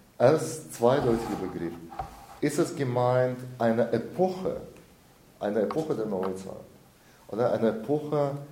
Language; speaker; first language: German; non-native, fluent; Russian